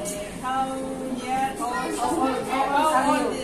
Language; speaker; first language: English; non-native, learner; Indonesian